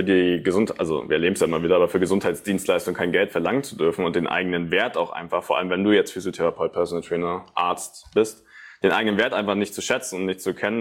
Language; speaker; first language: German; native; German